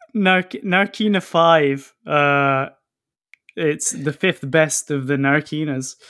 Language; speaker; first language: English; native; English